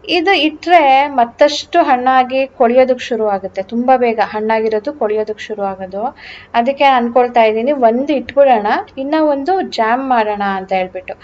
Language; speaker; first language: Kannada; native; Kannada